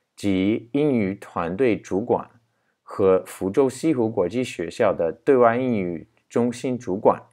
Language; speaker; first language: Chinese; non-native, fluent; English